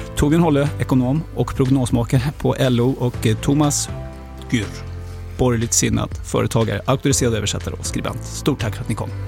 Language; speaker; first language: Swedish; native; Swedish